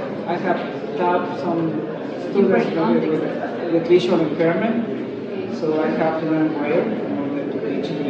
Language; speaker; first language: English; non-native, fluent; Spanish